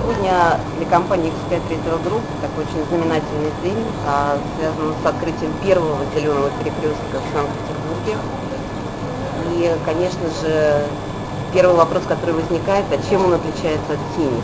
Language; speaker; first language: Russian; native; Russian